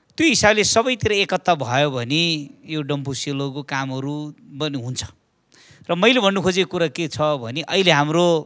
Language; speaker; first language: Nepali; non-native, local second language; Eastern Tamang